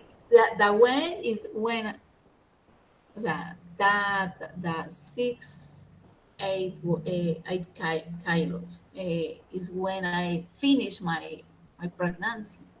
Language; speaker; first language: English; non-native, learner; Spanish